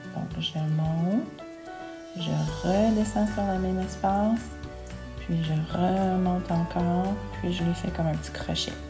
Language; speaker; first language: French; native; French